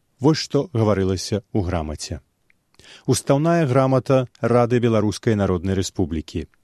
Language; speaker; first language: Belarusian; native; Belarusian